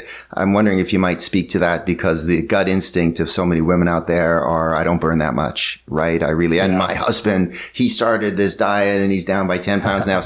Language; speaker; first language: English; native; English